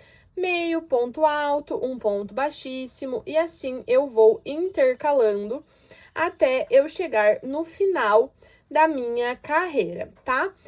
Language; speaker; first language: Portuguese; native; Portuguese